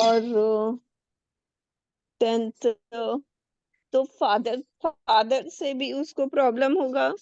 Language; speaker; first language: Hindi; native; Hindi